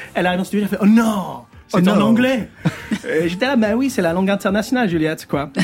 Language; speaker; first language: French; early bilingual, other home language; English